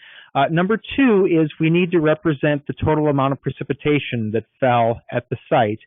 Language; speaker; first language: English; native; English